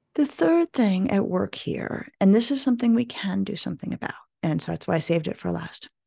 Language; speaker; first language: English; native; English